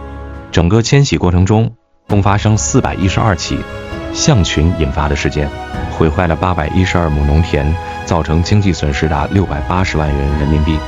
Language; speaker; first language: Chinese; native; Chinese